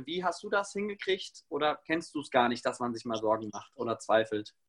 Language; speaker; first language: German; native; German